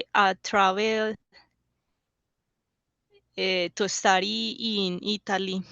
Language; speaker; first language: English; non-native, learner; Spanish